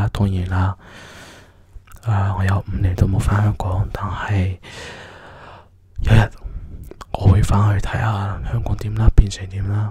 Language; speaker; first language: Cantonese; early bilingual, heritage; Cantonese